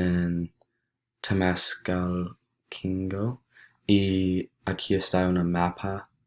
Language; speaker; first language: Spanish; non-native, learner; English